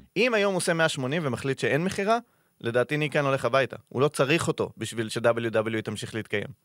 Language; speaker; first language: Hebrew; native; Hebrew